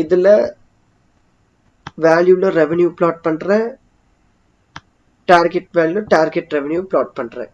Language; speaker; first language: Tamil; native; Tamil